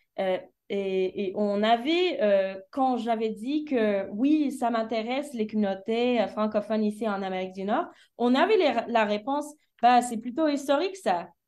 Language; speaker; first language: French; early bilingual, heritage; French